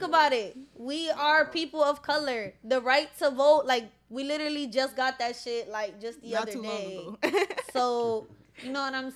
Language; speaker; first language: English; early bilingual, other home language; Spanish